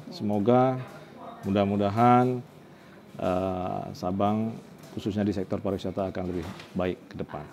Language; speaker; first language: Indonesian; native; Indonesian